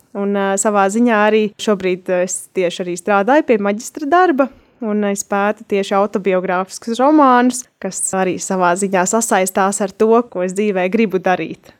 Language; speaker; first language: Latvian; native; Latvian